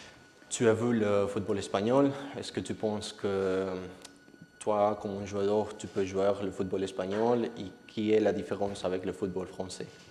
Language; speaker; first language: French; non-native, learner; Spanish